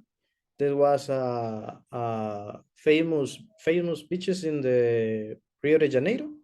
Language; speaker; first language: English; non-native, learner; Spanish